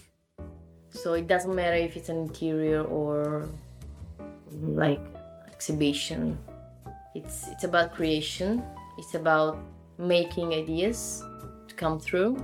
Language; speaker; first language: English; non-native, fluent; Italian